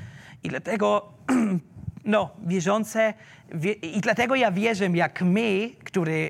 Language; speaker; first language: Polish; non-native, learner; German